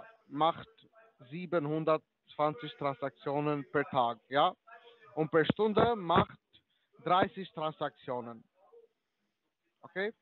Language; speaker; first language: German; non-native, learner; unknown